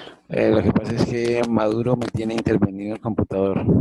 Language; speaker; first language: Spanish; native; Spanish